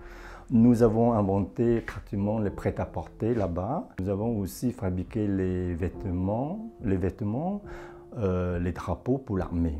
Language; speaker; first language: French; non-native, fluent; Chinese